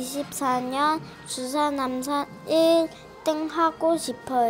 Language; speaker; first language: Korean; early bilingual, other home language; Mongolian